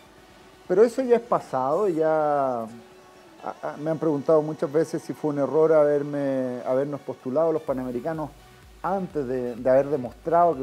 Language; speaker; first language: Spanish; native; Spanish